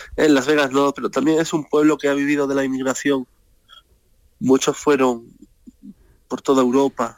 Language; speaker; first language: Spanish; native; Spanish